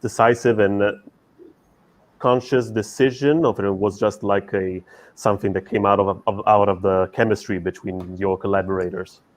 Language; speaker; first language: English; non-native, fluent; Italian